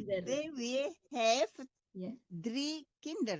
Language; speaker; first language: Dutch; non-native, fluent; Indonesian